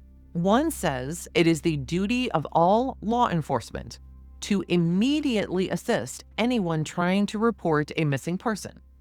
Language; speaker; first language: English; native; English